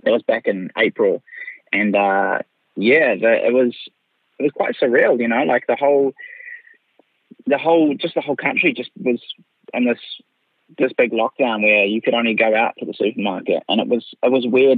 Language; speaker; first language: English; native; English